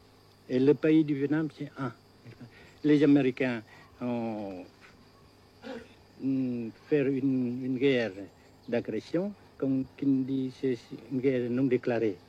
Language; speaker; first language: French; non-native, fluent; Vietnamese